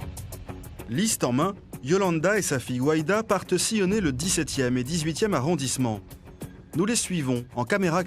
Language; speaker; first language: French; native; French